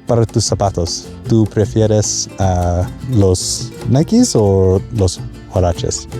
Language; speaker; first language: Spanish; non-native, learner; English